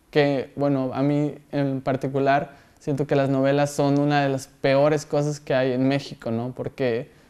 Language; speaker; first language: Spanish; native; Spanish